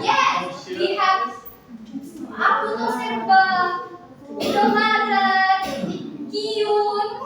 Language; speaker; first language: English; non-native, learner; Indonesian